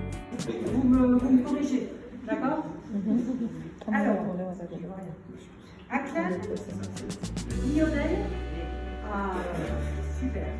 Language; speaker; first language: French; non-native, fluent; Spanish